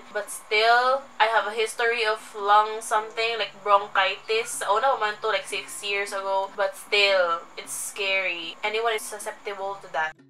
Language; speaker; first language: English; non-native, local second language; Cebuano